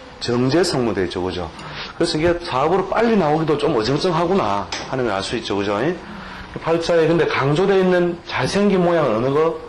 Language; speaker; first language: Korean; native; Korean